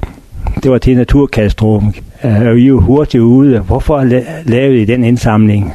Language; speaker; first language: Danish; native; Danish